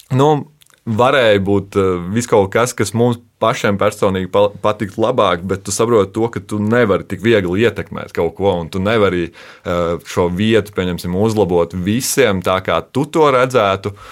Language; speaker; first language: Latvian; native; Latvian